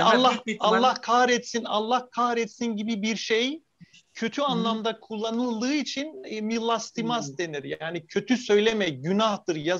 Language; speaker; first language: Turkish; native; Turkish